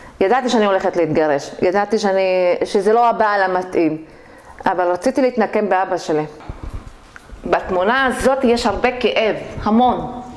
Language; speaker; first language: Hebrew; non-native, local second language; Arabic